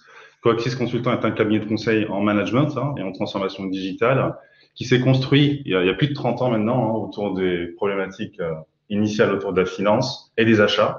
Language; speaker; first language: French; native; French